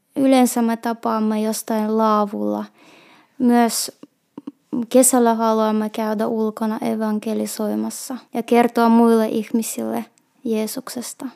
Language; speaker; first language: Finnish; non-native, fluent; Russian